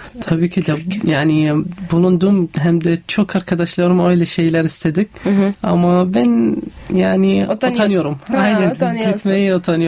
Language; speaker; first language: Turkish; non-native, learner; Arabic